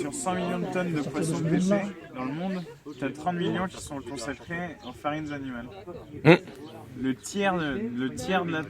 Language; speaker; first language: French; native; French